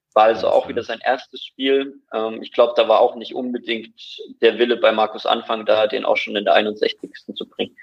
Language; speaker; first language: German; native; German